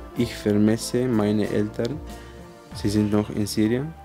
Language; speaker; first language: German; non-native, learner; Arabic